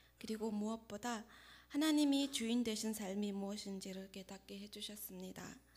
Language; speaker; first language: Korean; non-native, fluent; Mongolian